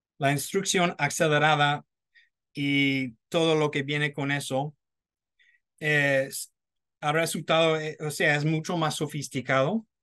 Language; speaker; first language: Spanish; non-native, fluent; English